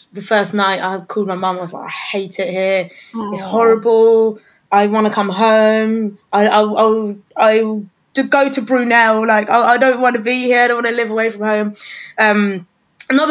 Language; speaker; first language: English; native; English